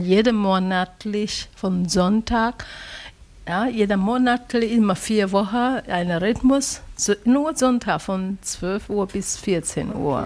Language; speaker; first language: German; non-native, learner; Chinese